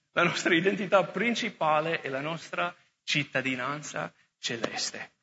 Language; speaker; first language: Italian; non-native, fluent; English